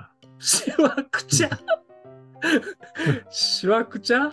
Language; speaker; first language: Japanese; native; Japanese